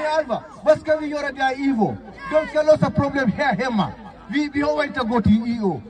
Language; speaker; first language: Swedish; non-native, fluent; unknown